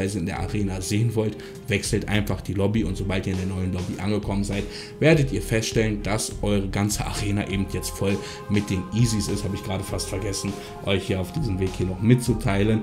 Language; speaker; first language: German; native; German